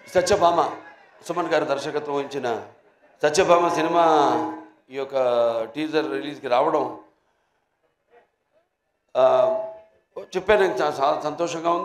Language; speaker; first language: Telugu; native; Telugu